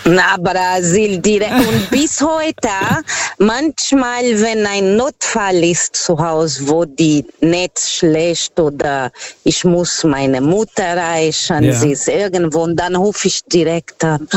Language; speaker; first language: German; non-native, learner; Portuguese